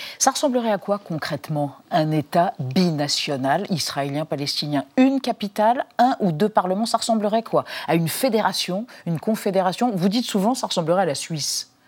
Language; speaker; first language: French; native; French